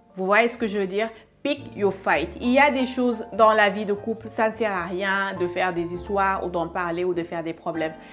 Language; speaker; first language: French; non-native, local second language; Wolof